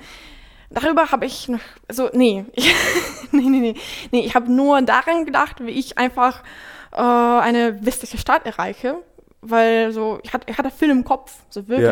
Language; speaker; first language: German; non-native, fluent; Ukrainian